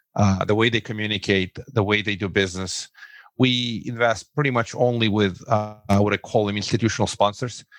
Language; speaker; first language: English; non-native, fluent; Russian